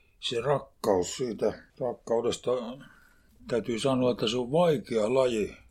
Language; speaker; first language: Finnish; native; Finnish